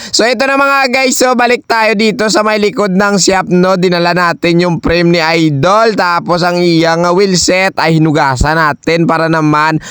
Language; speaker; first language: Filipino; non-native, local second language; Cebuano